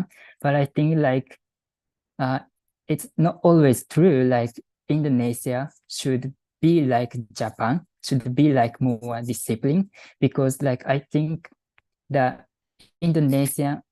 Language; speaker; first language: English; non-native, fluent; Japanese